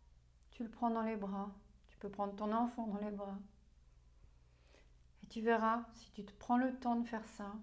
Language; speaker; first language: French; non-native, fluent; German